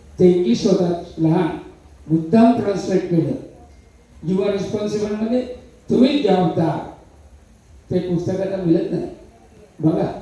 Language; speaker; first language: Marathi; non-native, fluent; Sinhala